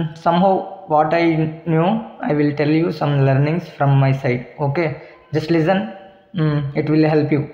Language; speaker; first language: English; non-native, local second language; Telugu